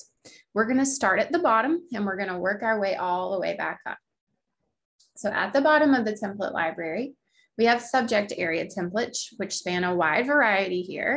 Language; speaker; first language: English; native; English